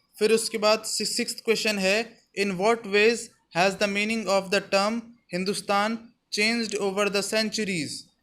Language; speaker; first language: Hindi; native; Hindi